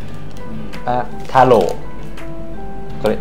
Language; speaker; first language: Japanese; non-native, learner; Thai